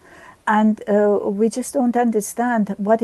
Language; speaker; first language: English; native; English